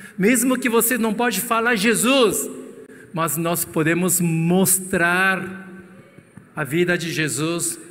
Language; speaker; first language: Portuguese; non-native, fluent; Korean